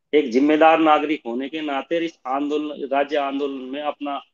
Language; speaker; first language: Hindi; native; Hindi